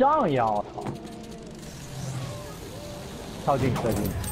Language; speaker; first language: Chinese; native; Chinese